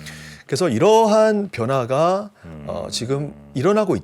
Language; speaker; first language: Korean; native; Korean